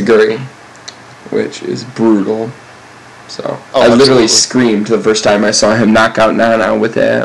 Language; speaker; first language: English; native; English